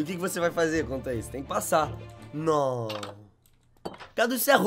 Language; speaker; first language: Portuguese; native; Portuguese